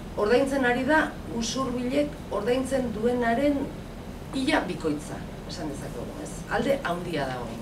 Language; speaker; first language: Basque; native; Basque